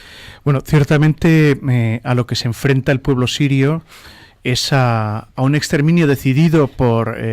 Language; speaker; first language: Spanish; native; Spanish